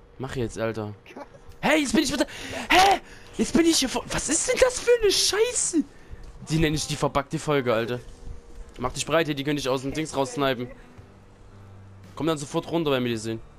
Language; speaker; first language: German; native; German